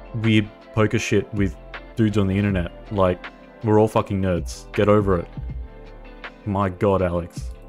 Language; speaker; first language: English; native; English